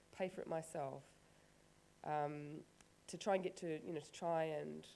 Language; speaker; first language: English; native; English